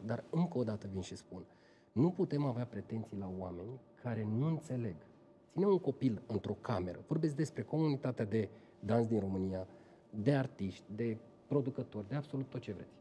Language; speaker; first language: Romanian; native; Romanian